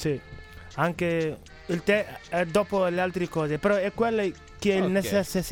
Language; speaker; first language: Italian; non-native, learner; Wolof